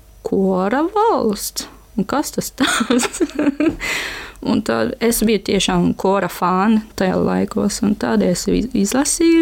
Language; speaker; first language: Latvian; non-native, learner; Japanese